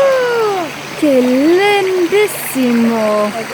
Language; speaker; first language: Spanish; non-native, learner; Dutch